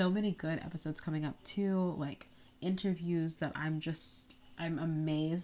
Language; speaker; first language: English; native; English